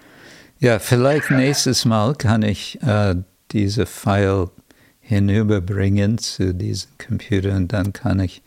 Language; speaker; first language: German; non-native, fluent; English